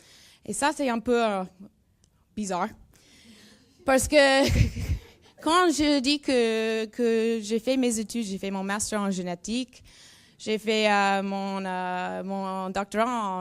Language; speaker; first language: French; non-native, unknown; English